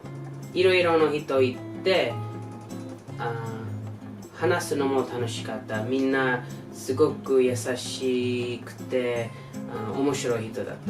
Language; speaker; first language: Japanese; non-native, learner; English